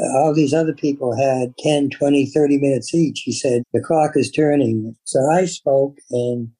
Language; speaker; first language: English; native; English